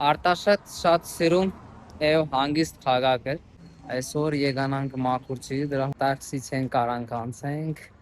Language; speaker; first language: Armenian; non-native, learner; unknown